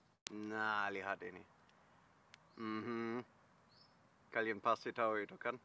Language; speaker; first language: Indonesian; non-native, fluent; German